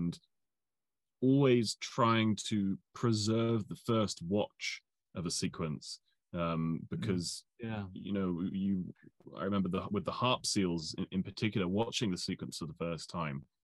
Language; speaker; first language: English; native; English